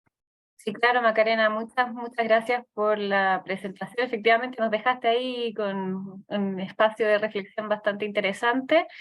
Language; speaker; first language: Spanish; native; Spanish